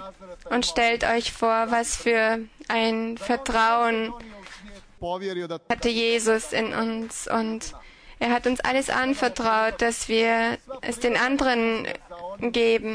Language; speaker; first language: German; non-native, fluent; Croatian